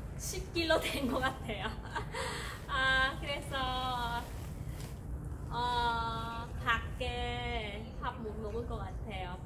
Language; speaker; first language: Korean; non-native, fluent; Khmer